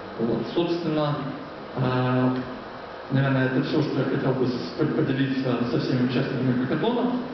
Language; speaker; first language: Russian; native; Russian